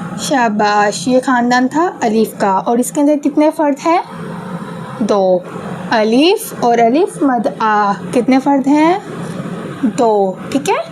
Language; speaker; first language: Urdu; native; Urdu